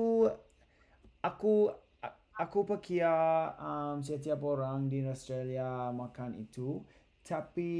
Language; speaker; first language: Indonesian; non-native, learner; English